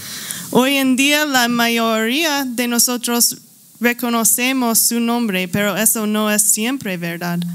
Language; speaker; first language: Spanish; non-native, learner; English